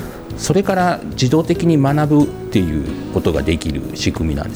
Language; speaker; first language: Japanese; native; Japanese